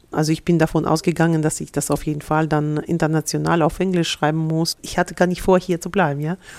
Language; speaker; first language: German; non-native, fluent; Russian